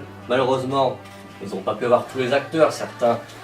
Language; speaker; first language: French; native; French